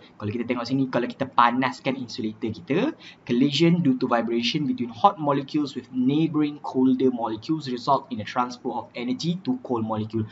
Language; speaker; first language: English; non-native, local second language; Malay